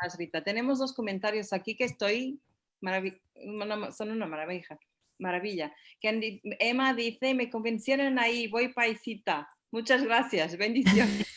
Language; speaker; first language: Spanish; non-native, fluent; Portuguese